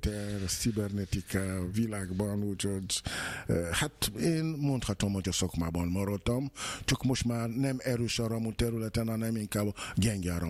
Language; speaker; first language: Hungarian; non-native, fluent; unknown